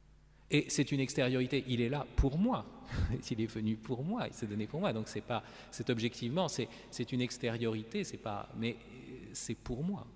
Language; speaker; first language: French; native; French